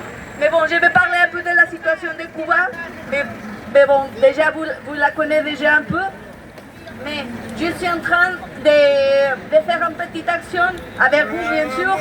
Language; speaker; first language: French; non-native, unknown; Spanish